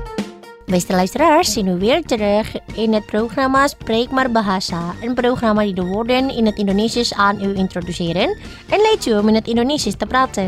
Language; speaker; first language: Dutch; non-native, learner; Indonesian